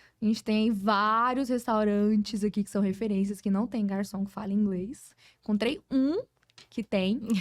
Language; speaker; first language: Portuguese; early bilingual, heritage; Portuguese